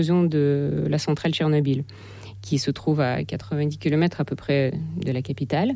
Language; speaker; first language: French; non-native, fluent; Russian